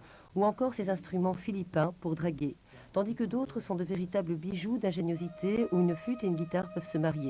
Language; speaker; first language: French; native; French